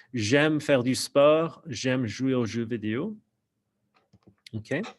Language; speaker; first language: French; non-native, fluent; English